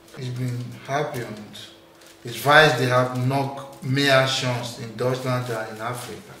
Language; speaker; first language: German; non-native, learner; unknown